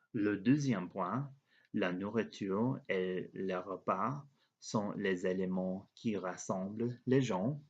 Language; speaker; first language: French; non-native, learner; English